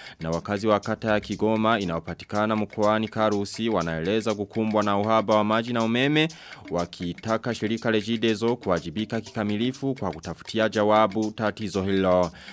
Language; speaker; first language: Swahili; non-native, local second language; Rundi